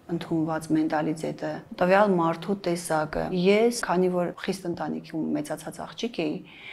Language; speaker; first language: Armenian; native; Armenian